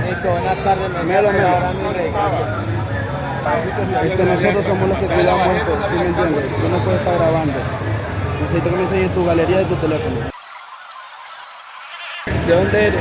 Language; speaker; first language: Spanish; native; Spanish